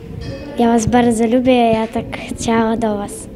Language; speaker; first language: Polish; non-native, learner; Ukrainian